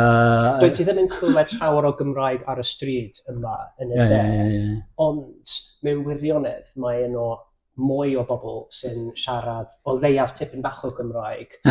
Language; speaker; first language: Welsh; non-native, fluent; English